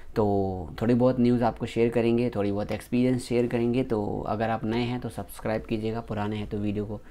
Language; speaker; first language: Hindi; native; Hindi